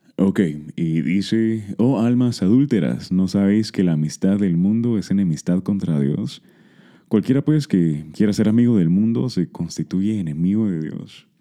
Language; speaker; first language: Spanish; early bilingual, heritage; Spanish